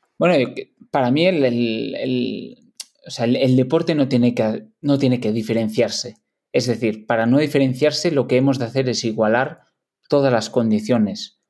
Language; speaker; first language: Spanish; non-native, local second language; Catalan